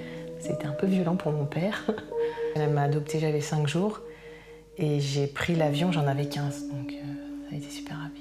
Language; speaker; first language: French; native; French